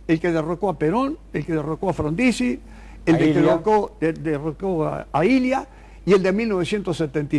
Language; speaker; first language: Spanish; native; Spanish